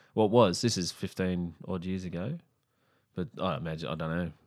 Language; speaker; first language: English; native; English